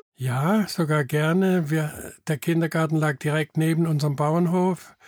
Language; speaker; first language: German; native; German